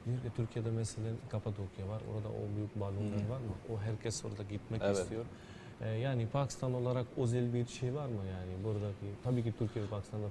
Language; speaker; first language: Turkish; non-native, learner; Urdu